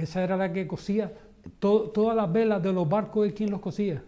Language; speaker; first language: Spanish; native; Spanish